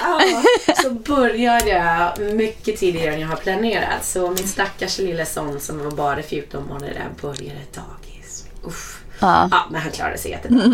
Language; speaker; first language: Swedish; non-native, fluent; English